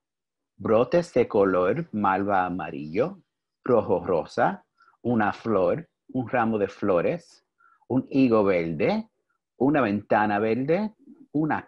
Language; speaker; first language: Spanish; early bilingual, heritage; English